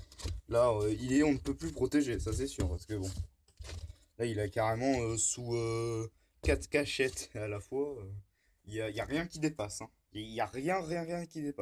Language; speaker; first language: French; native; French